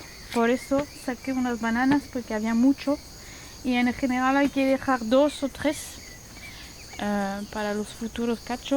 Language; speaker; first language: Spanish; non-native, fluent; French